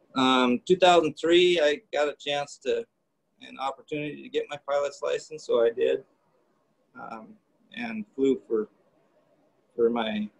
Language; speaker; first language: English; native; English